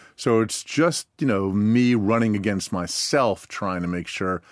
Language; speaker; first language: English; native; English